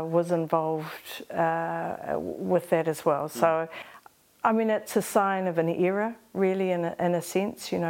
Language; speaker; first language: English; native; English